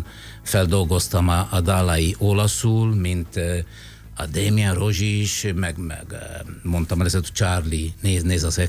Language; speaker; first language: Hungarian; non-native, fluent; Italian